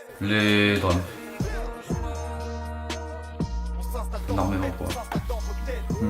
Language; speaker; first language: French; native; French